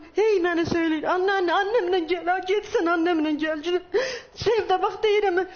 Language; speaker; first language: Turkish; non-native, learner; Persian